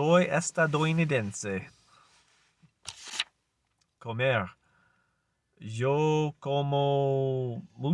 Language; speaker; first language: Spanish; non-native, learner; English